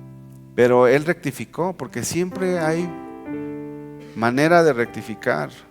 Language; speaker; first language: Spanish; native; Spanish